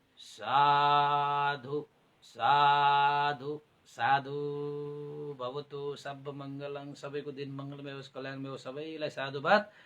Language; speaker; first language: Nepali; non-native, local second language; Newari